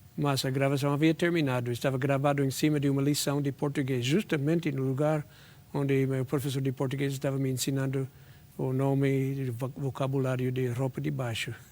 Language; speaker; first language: Portuguese; non-native, fluent; English